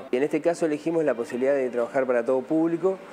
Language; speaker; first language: Spanish; native; Spanish